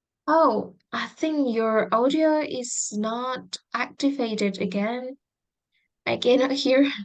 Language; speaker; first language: English; non-native, fluent; Indonesian